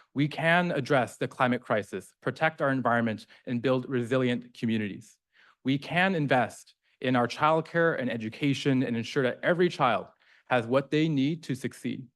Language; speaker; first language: English; native; English